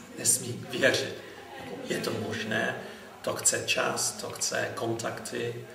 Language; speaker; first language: Czech; non-native, fluent; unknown